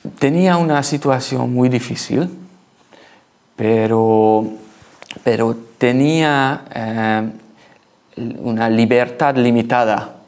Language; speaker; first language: Spanish; non-native, learner; Hungarian